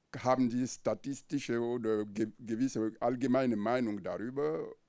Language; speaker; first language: German; non-native, fluent; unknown